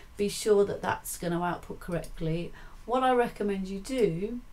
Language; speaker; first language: English; native; English